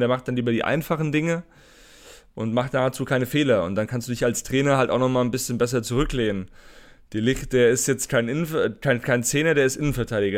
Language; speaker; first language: German; native; German